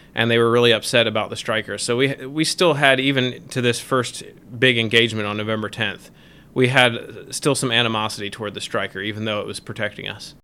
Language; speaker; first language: English; native; English